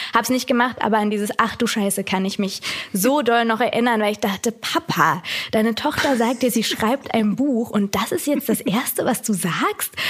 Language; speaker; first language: German; native; German